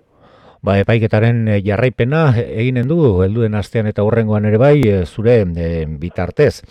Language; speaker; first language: Basque; native; Basque